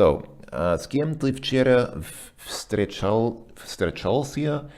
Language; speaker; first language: Russian; non-native, fluent; English